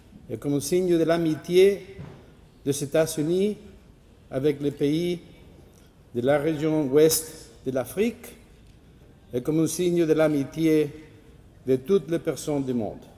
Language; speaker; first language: French; non-native, learner; Spanish